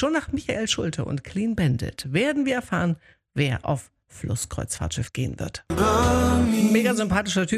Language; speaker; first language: German; native; German